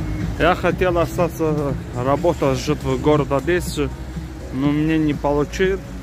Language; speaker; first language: Russian; non-native, learner; Azerbaijani